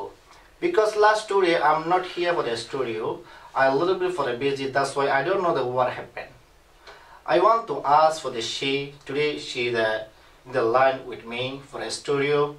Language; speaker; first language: English; non-native, learner; Rohingya